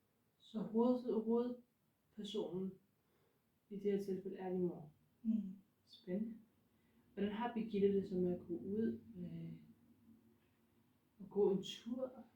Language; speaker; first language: Danish; native; Danish